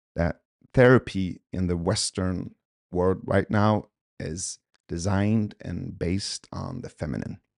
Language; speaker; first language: English; early bilingual, other home language; Swedish